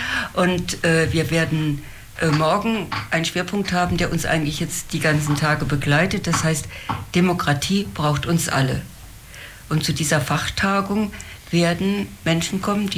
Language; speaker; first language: German; native; German